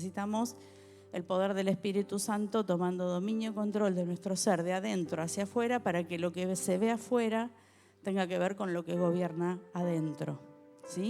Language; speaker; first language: Spanish; native; Spanish